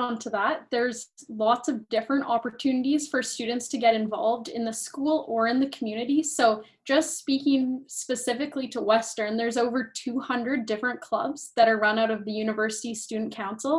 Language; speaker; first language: English; native; English